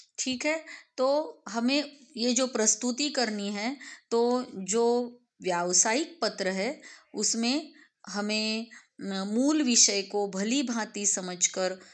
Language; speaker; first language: Hindi; non-native, local second language; Marathi